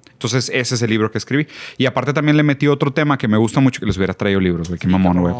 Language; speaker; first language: Spanish; early bilingual, other home language; Portuguese